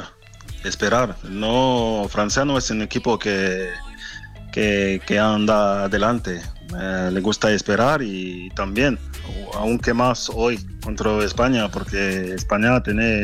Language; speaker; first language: Spanish; non-native, fluent; French